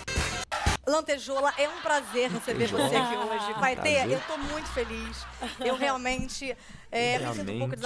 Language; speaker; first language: Portuguese; native; Portuguese